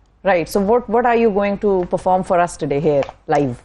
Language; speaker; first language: English; non-native, local second language; Urdu